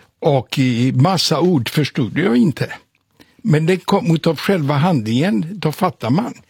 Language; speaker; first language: Swedish; non-native, fluent; Polish